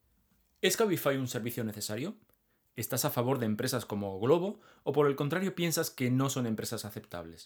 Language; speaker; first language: Spanish; native; Spanish